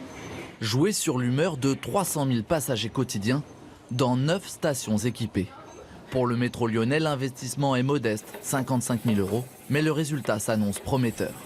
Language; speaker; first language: French; native; French